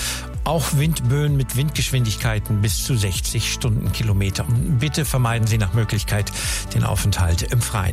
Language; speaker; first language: German; native; German